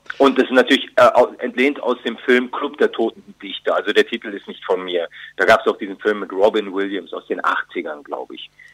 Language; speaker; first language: German; early bilingual, other home language; Turkish